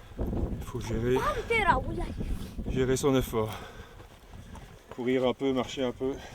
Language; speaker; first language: French; non-native, local second language; Dutch